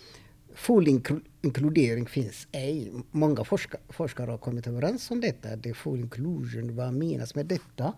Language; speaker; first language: Swedish; non-native, fluent; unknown